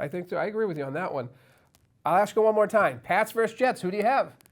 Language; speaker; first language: English; native; English